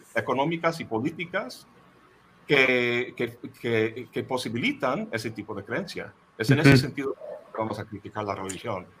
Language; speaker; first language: Spanish; non-native, fluent; English